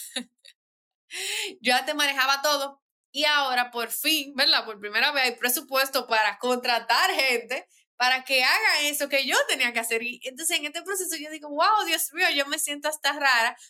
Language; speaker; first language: Spanish; native; Spanish